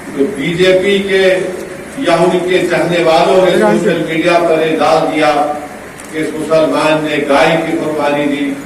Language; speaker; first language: Urdu; native; Urdu